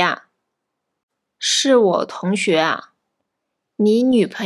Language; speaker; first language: Chinese; non-native, fluent; Japanese